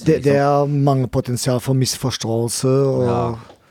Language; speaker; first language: Norwegian; non-native, learner; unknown